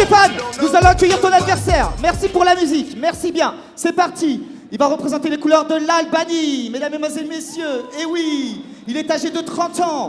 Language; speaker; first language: French; native; French